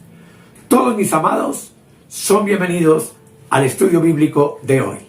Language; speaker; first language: Spanish; native; Spanish